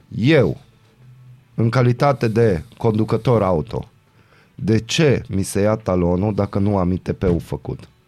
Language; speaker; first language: Romanian; non-native, local second language; Hungarian